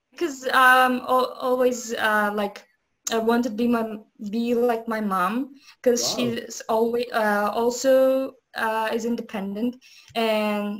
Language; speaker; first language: English; non-native, learner; Azerbaijani